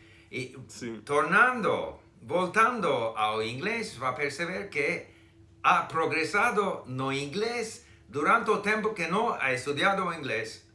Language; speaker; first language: Portuguese; non-native, fluent; English